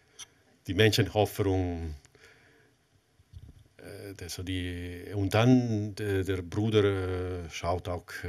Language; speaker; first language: German; non-native, fluent; Italian